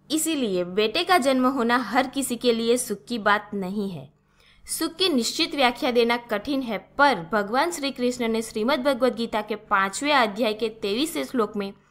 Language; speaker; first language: Hindi; non-native, local second language; Gujarati